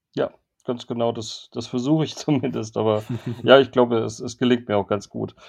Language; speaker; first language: German; native; German